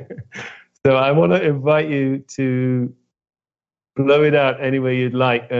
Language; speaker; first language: English; native; English